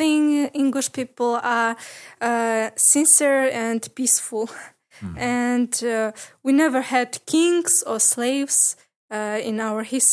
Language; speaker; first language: English; non-native, learner; Ingush